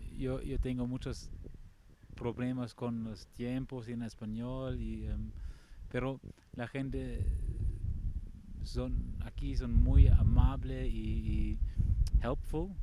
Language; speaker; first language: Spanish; non-native, learner; German